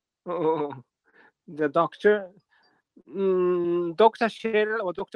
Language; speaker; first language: English; non-native, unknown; Japanese